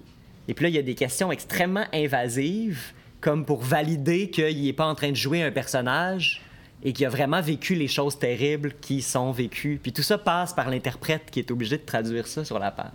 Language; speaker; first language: French; native; French